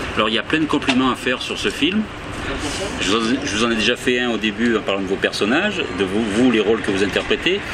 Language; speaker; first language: French; native; French